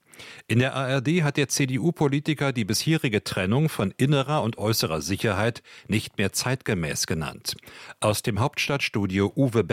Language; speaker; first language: German; native; German